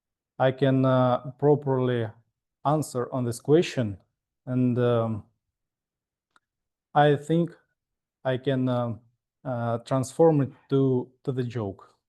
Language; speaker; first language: English; non-native, fluent; Russian